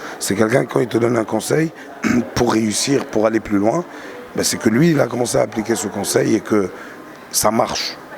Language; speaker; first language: French; non-native, local second language; Arabic